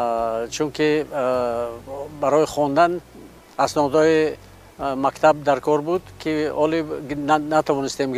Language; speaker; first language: Persian; non-native, local second language; Shughni